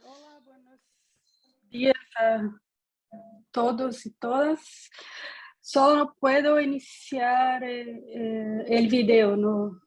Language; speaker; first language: Spanish; non-native, learner; Portuguese